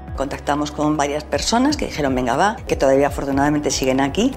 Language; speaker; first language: Spanish; native; Spanish